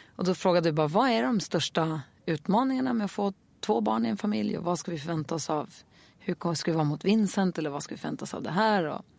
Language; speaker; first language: Swedish; native; Swedish